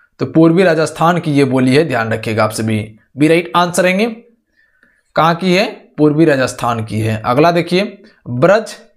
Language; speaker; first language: Hindi; native; Hindi